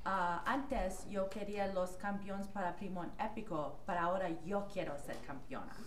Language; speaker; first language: Spanish; non-native, learner; English